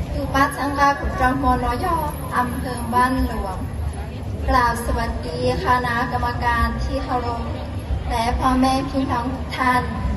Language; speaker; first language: Thai; non-native, local second language; Hmong